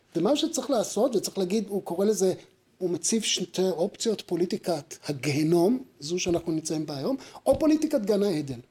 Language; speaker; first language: Hebrew; native; Hebrew